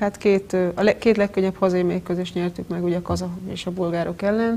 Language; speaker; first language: Hungarian; native; Hungarian